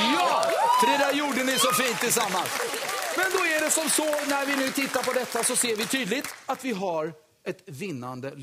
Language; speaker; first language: Swedish; native; Swedish